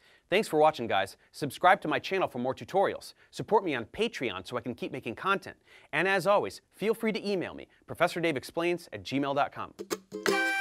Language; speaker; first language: English; early bilingual, other home language; Italian